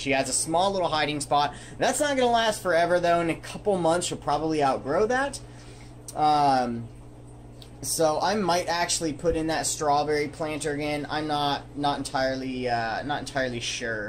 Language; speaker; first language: English; native; English